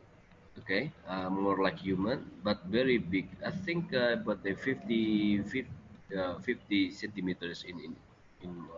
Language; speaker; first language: English; non-native, learner; Indonesian